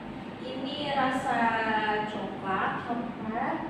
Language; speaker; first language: Indonesian; non-native, learner; Arabic